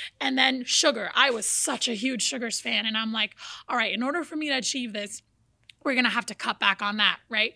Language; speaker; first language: English; early bilingual, other home language; Portuguese